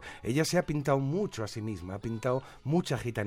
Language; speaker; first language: Spanish; native; Spanish